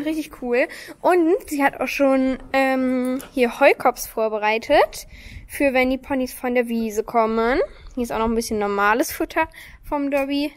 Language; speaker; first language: German; native; German